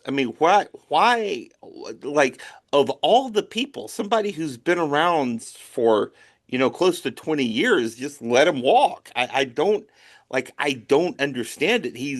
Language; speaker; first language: English; native; English